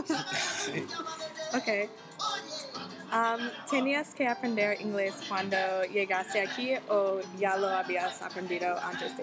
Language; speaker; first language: Spanish; non-native, learner; English